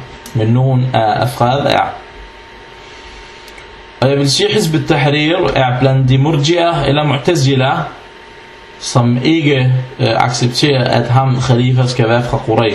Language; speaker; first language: Danish; non-native, fluent; Arabic